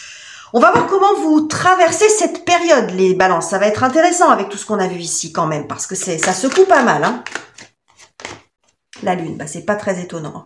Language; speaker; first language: French; native; French